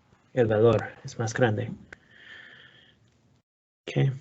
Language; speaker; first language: Spanish; non-native, learner; English